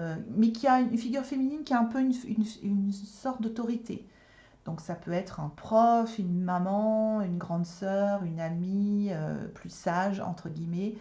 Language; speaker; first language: French; native; French